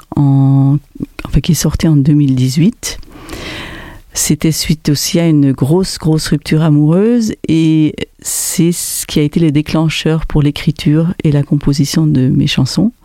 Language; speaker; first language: French; native; French